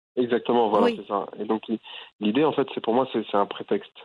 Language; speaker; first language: French; native; French